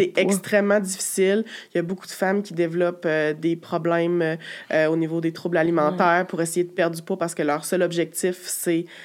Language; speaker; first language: French; native; French